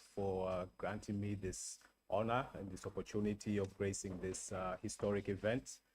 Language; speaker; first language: English; non-native, local second language; Swahili